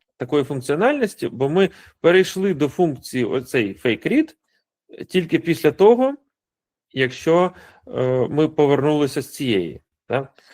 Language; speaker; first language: Ukrainian; non-native, local second language; Russian